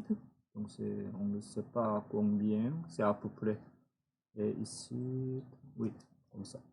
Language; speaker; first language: French; non-native, fluent; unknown